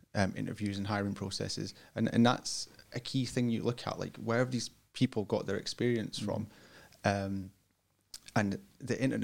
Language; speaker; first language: English; native; English